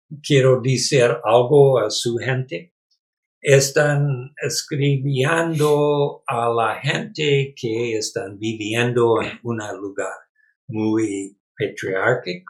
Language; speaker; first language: Spanish; non-native, learner; English